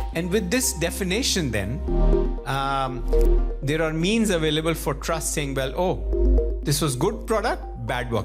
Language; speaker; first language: English; non-native, local second language; Punjabi